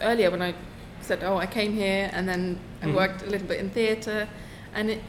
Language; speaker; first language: English; non-native, fluent; German